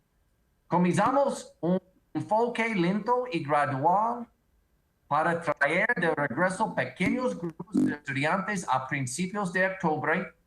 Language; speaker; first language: Spanish; non-native, learner; English